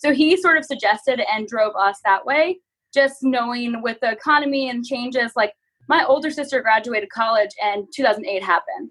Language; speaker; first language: English; native; English